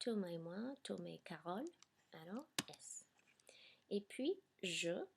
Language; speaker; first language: French; non-native, fluent; English